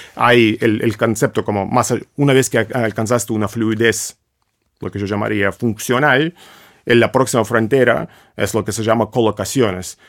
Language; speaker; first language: Spanish; non-native, fluent; Russian